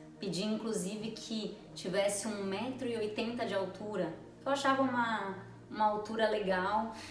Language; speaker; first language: Portuguese; native; Portuguese